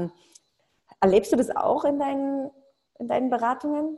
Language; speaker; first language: German; native; German